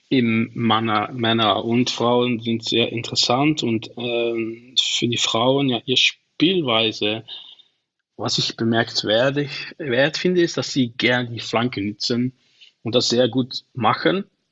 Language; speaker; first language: German; non-native, learner; Dutch